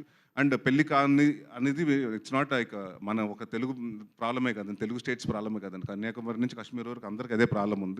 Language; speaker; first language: Telugu; native; Telugu